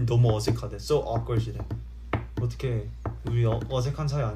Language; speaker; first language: Korean; early bilingual, heritage; Korean